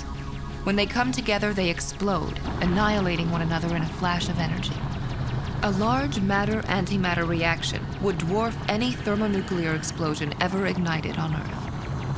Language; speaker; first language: English; native; English